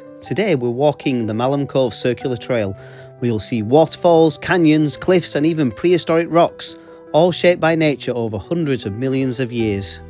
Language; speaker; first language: English; native; English